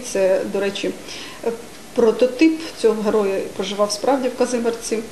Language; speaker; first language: Ukrainian; native; Ukrainian